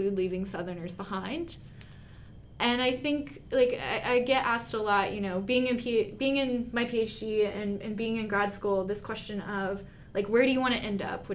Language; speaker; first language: English; native; English